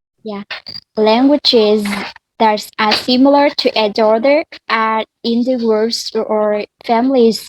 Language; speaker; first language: English; non-native, learner; Vietnamese